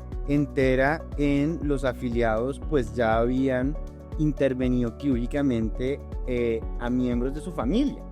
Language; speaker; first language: Spanish; native; Spanish